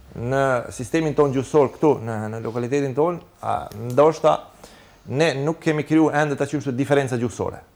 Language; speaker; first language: Albanian; native; Albanian